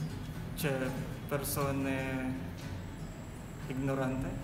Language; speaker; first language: Italian; non-native, learner; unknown